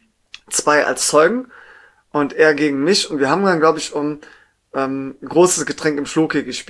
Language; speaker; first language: German; native; German